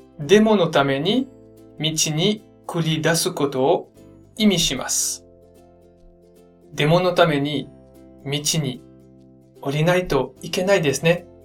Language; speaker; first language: Japanese; non-native, fluent; French